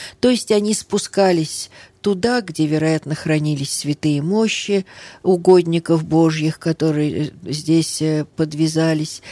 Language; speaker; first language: Russian; early bilingual, heritage; Russian